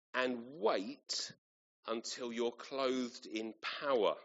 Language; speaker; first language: English; native; English